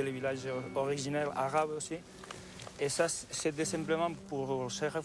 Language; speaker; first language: French; non-native, fluent; Spanish